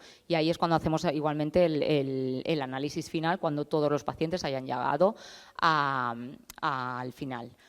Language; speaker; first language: Spanish; native; Spanish